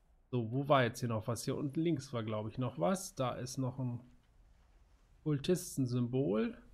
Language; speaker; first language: German; native; German